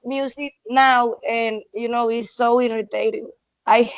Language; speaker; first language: English; non-native, learner; Spanish